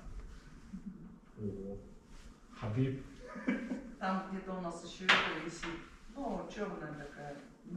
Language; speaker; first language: Russian; native; Russian